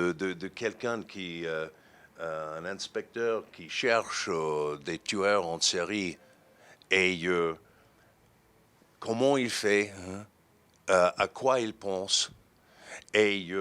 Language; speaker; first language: French; non-native, fluent; English